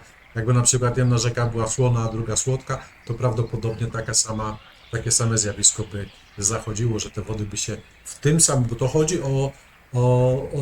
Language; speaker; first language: Polish; native; Polish